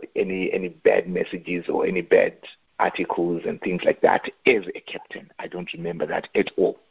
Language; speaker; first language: English; non-native, local second language; Shona